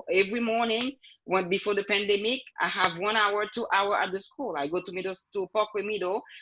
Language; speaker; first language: English; non-native, fluent; Haitian Creole